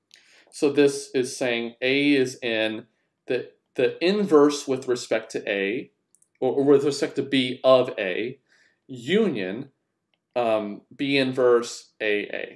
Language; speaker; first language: English; native; English